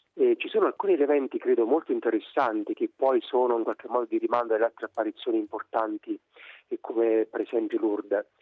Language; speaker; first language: Italian; native; Italian